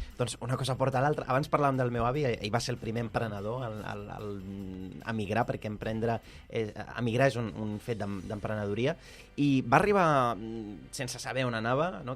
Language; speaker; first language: Catalan; early bilingual, other home language; Arabic